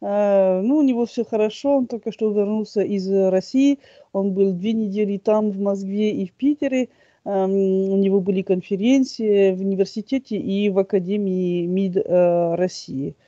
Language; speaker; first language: Russian; non-native, fluent; French